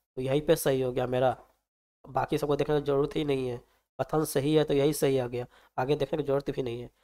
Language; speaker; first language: Hindi; native; Hindi